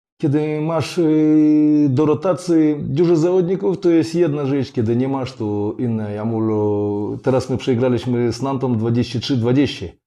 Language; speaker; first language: Polish; non-native, fluent; Russian